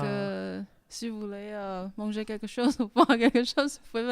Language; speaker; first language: French; non-native, fluent; Chinese